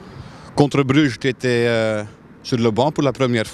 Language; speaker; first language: French; non-native, local second language; Dutch